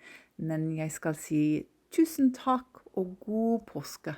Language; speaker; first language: Norwegian; non-native, learner; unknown